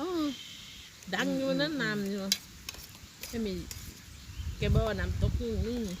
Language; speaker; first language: Thai; native; Thai